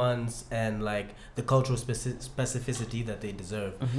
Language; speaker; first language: English; non-native, local second language; Ganda